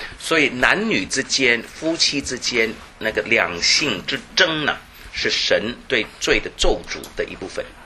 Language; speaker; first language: Chinese; non-native, local second language; Cantonese